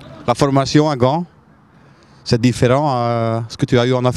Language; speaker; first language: French; non-native, local second language; Dutch